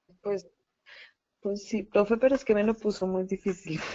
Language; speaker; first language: Spanish; native; Spanish